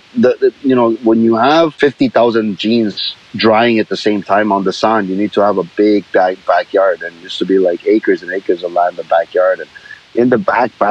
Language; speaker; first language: English; non-native, fluent; Spanish